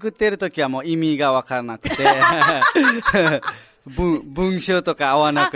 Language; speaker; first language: Japanese; non-native, fluent; Nepali